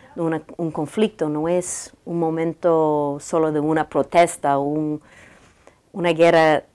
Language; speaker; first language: Spanish; non-native, learner; English